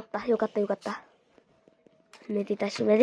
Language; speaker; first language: Japanese; native; Japanese